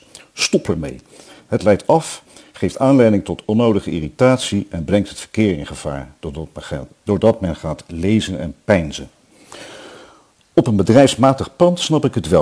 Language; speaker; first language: Dutch; native; Dutch